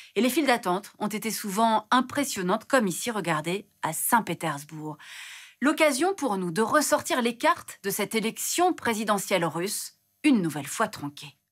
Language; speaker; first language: French; native; French